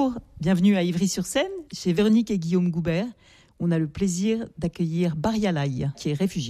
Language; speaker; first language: French; native; French